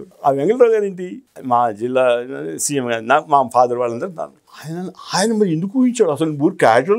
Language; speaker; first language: Telugu; native; Telugu